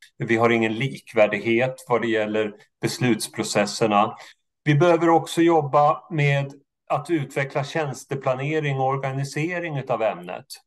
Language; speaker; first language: Swedish; native; Swedish